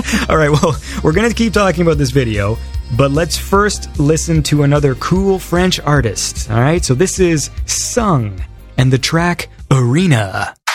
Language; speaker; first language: English; native; English